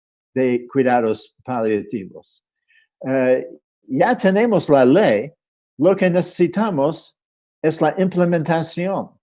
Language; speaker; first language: Spanish; non-native, fluent; English